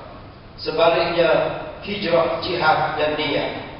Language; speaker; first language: Malay; native; Malay